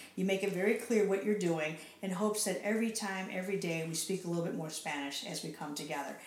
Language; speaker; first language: English; native; English